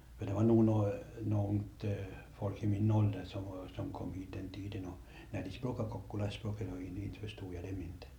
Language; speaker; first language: Swedish; native; Swedish